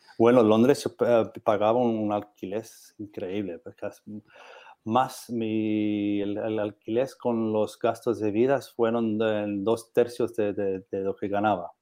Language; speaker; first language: Spanish; non-native, learner; English